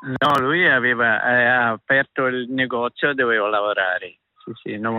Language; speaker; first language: Italian; non-native, local second language; German